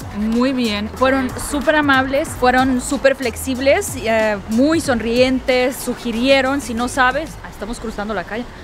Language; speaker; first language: Spanish; non-native, fluent; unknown